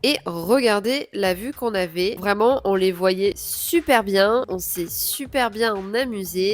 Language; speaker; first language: French; native; French